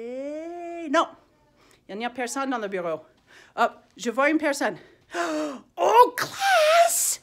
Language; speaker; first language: French; non-native, fluent; English